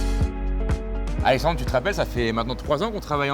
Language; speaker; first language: French; native; French